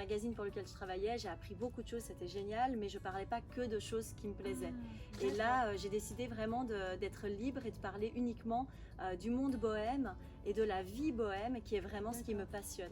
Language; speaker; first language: French; native; French